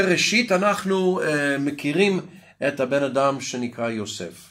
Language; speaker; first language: Hebrew; non-native, fluent; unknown